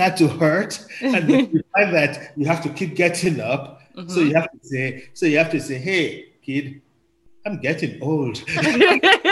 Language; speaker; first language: English; non-native, local second language; Yoruba